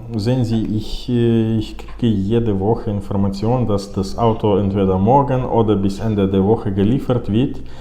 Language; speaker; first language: German; non-native, learner; Ukrainian